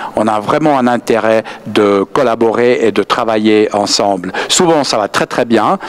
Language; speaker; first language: French; native; French